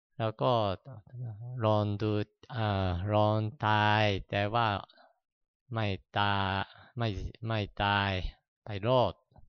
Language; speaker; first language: Thai; non-native, fluent; Japanese